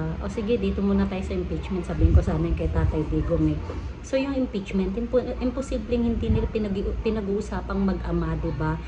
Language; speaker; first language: Filipino; native; Filipino